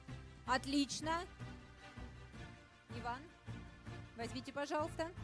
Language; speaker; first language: Russian; native; Russian